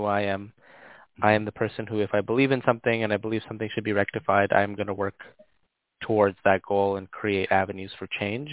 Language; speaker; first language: English; native; English